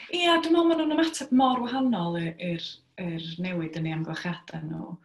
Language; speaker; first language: Welsh; native; Welsh